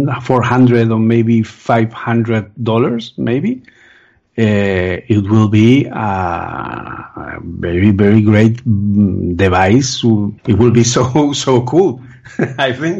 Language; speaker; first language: English; non-native, fluent; Spanish